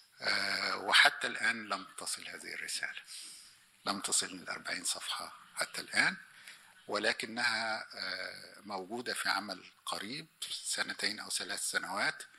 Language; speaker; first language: Arabic; native; Arabic